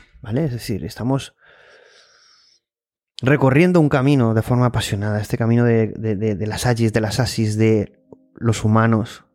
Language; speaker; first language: Spanish; native; Spanish